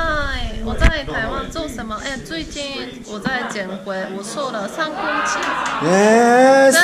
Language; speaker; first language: Chinese; non-native, learner; Japanese